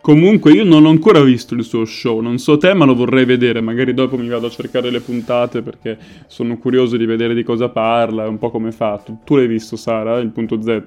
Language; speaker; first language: Italian; native; Italian